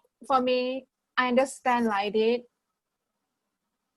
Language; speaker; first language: English; non-native, learner; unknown